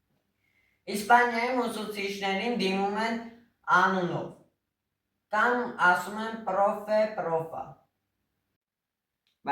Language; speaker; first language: Armenian; early bilingual, heritage; Armenian